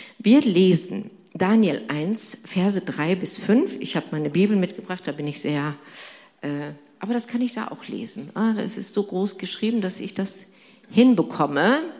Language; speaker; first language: German; non-native, fluent; Turkish